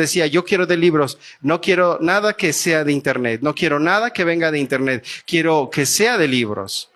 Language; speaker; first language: Spanish; native; Spanish